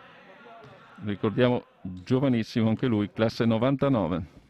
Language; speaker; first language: Italian; native; Italian